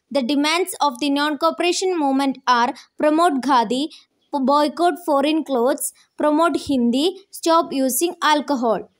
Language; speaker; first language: English; non-native, local second language; Malayalam